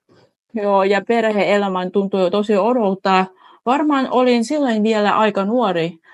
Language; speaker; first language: Finnish; non-native, fluent; Vietnamese